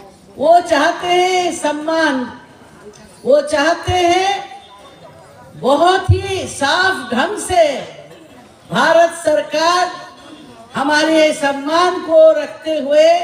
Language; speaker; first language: Hindi; non-native, local second language; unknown